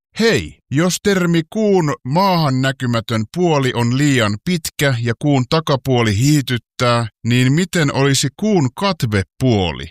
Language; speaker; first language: Finnish; native; Finnish